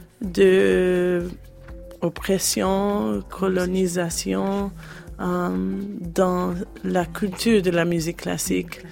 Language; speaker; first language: French; non-native, learner; English